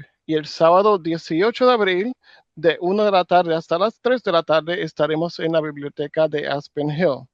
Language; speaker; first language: Spanish; native; Spanish